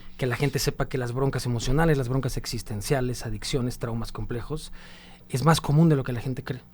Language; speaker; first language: Spanish; native; Spanish